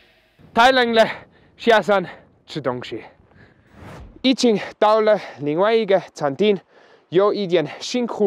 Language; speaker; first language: Chinese; non-native, learner; German